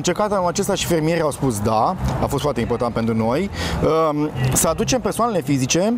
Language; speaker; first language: Romanian; native; Romanian